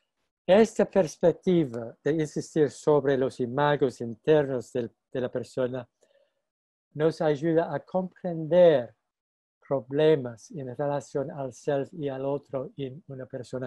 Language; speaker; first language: Spanish; non-native, fluent; English